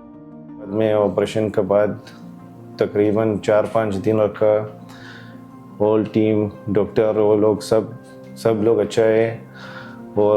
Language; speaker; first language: Hindi; non-native, learner; Arabic